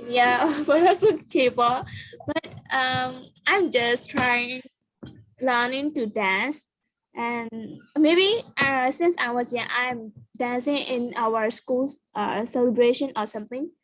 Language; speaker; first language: English; non-native, learner; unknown